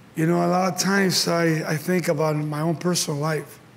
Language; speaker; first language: English; early bilingual, other home language; Spanish